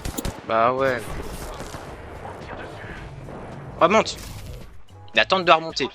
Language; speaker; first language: French; native; French